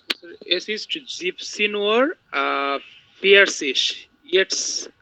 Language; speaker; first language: German; non-native, learner; Bangla